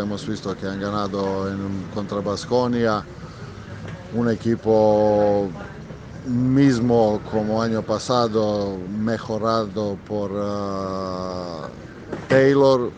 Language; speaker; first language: Spanish; non-native, learner; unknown